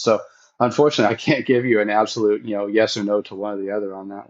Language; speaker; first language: English; native; English